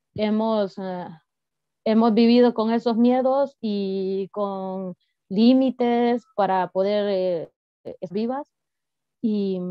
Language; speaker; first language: Spanish; native; Spanish